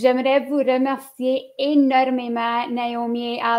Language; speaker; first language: French; native; French